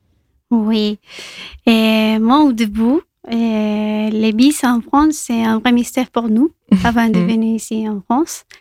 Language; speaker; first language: French; non-native, local second language; Spanish